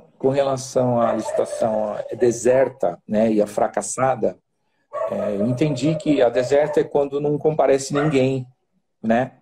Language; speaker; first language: Portuguese; native; Portuguese